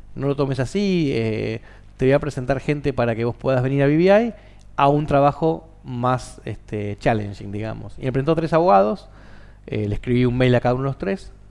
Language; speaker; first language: Spanish; native; Spanish